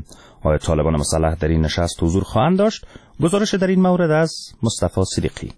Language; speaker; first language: Persian; native; Persian